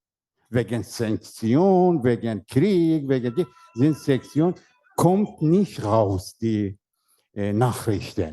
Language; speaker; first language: German; non-native, learner; Persian